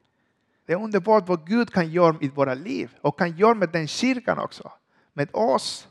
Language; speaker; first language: Swedish; non-native, learner; Spanish